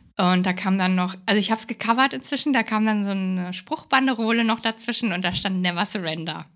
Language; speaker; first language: German; native; German